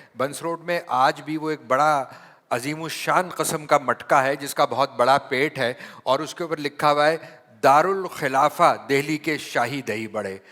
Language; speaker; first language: Urdu; native; Urdu